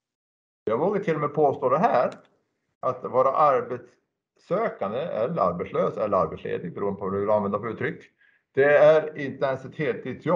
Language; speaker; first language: Swedish; native; Swedish